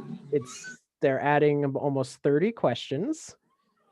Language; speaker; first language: English; native; English